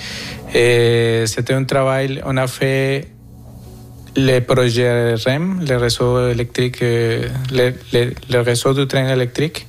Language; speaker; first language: French; non-native, learner; Spanish